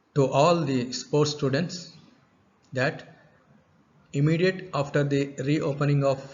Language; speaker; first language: English; non-native, local second language; Kannada